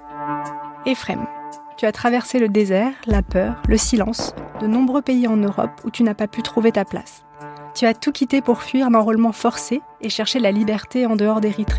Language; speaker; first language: French; native; French